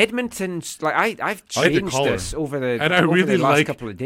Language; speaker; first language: English; native; English